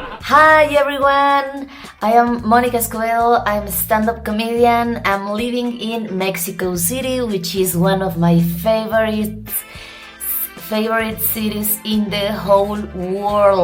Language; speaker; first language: English; non-native, learner; Spanish